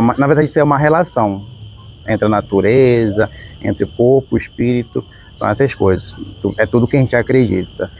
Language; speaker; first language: Portuguese; non-native, local second language; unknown